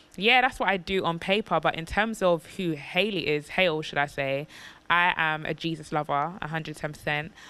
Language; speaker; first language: English; native; English